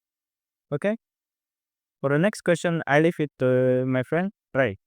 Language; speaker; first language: English; non-native, learner; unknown